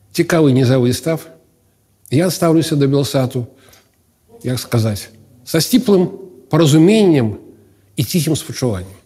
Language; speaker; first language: Belarusian; non-native, local second language; Russian